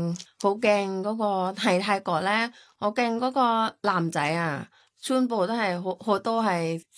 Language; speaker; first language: Cantonese; non-native, learner; Thai